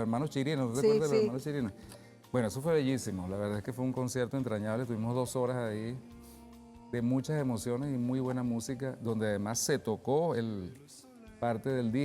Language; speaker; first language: Spanish; native; Spanish